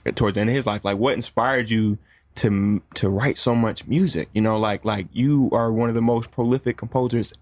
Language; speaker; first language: English; native; English